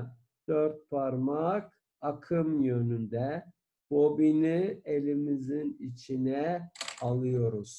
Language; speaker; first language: Turkish; native; Turkish